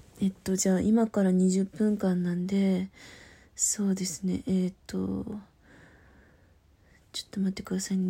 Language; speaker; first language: Japanese; native; Japanese